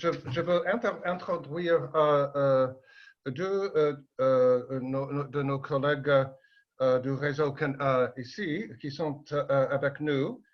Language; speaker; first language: French; non-native, fluent; English